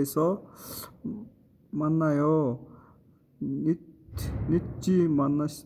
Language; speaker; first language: Korean; non-native, fluent; Mongolian